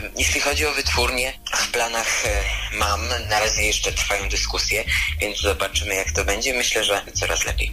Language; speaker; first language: Polish; early bilingual, other home language; Armenian